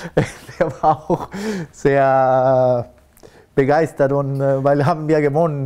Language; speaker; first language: German; non-native, fluent; Spanish